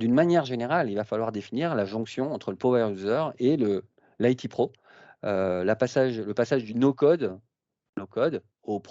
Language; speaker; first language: French; native; French